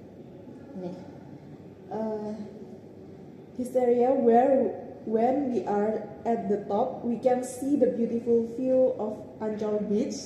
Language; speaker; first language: English; non-native, learner; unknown